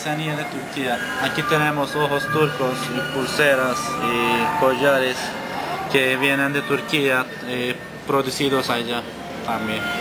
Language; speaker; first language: Spanish; non-native, learner; Turkish